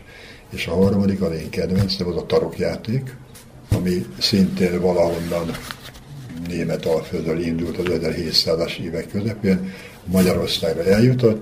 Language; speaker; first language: Hungarian; native; Hungarian